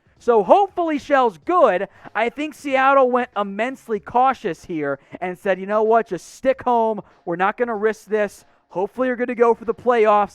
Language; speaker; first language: English; native; English